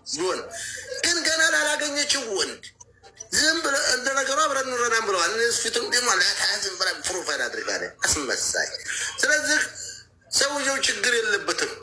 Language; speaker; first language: Amharic; native; Amharic